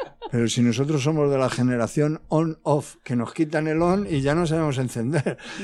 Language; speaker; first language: Spanish; native; Spanish